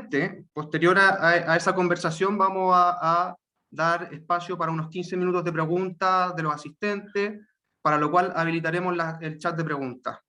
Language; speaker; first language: Spanish; native; Spanish